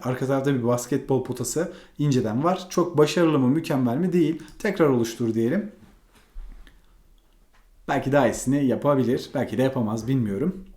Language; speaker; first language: Turkish; native; Turkish